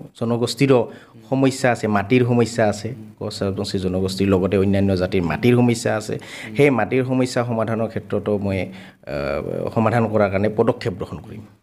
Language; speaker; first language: Assamese; native; Assamese